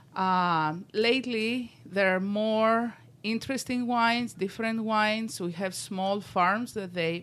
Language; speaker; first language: English; non-native, fluent; Greek